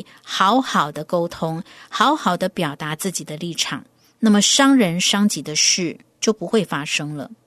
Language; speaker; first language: Chinese; native; Chinese